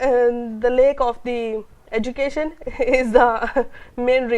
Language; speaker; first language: English; non-native, local second language; Urdu